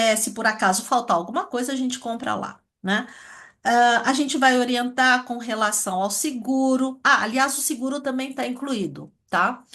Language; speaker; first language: Portuguese; early bilingual, other home language; Chinese